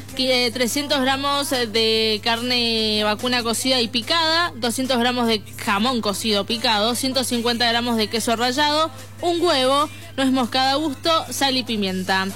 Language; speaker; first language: Spanish; native; Spanish